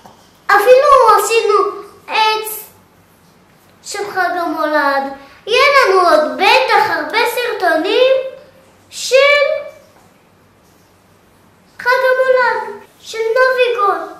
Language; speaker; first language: Hebrew; early bilingual, other home language; Russian